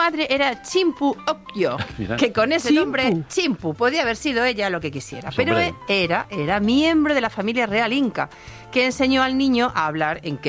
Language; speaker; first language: Spanish; native; Spanish